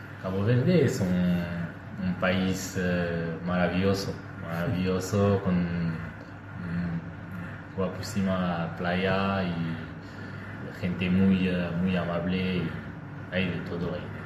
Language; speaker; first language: Spanish; non-native, learner; French